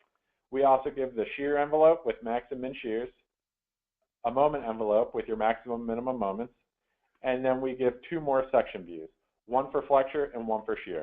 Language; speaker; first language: English; native; English